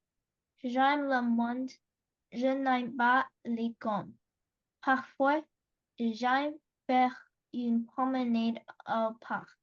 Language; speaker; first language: French; non-native, learner; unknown